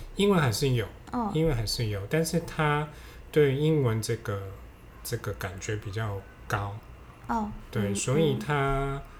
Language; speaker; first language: Chinese; non-native, fluent; Cantonese